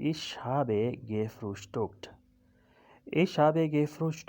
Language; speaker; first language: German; non-native, learner; Urdu